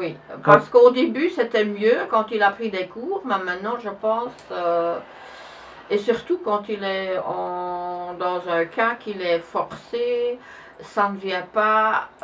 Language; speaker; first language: French; non-native, local second language; Dutch